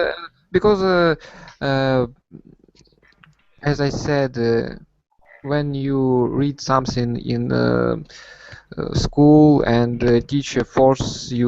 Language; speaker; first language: English; non-native, learner; Russian